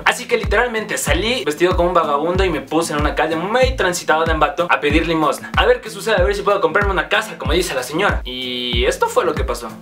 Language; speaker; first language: Spanish; native; Spanish